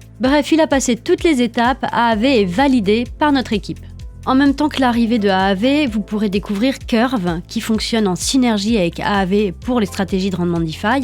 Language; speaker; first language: French; native; French